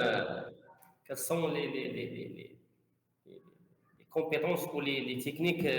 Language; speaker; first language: French; non-native, learner; Arabic